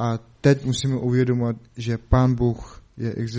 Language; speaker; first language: Czech; non-native, learner; Mongolian